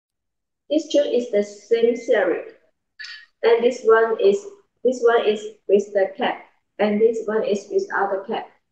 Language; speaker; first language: English; non-native, learner; Chinese